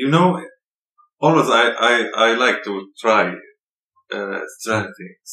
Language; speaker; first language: English; non-native, learner; Arabic